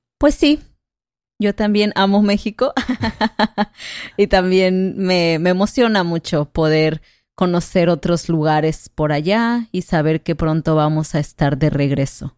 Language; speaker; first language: Spanish; native; Spanish